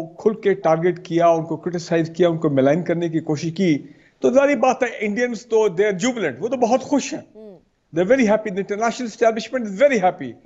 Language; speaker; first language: Urdu; native; Urdu